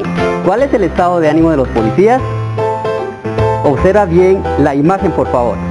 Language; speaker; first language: Spanish; native; Spanish